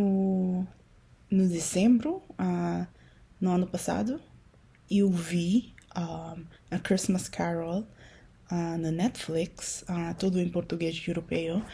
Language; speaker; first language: Portuguese; non-native, learner; Min Nan Chinese